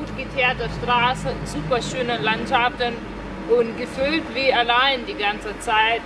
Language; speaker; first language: German; non-native, fluent; Russian